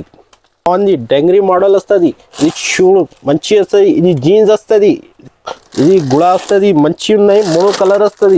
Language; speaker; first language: Telugu; non-native, local second language; Urdu